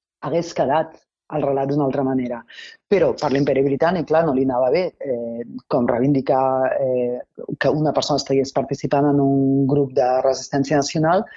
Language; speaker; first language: Catalan; non-native, local second language; Spanish